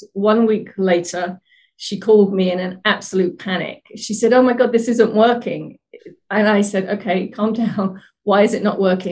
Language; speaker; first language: English; native; English